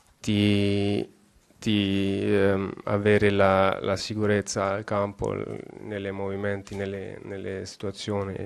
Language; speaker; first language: Italian; non-native, learner; German